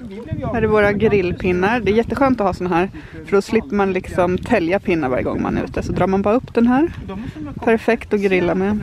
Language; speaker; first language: Swedish; native; Swedish